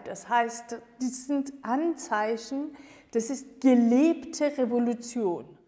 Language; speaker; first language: German; non-native, fluent; Persian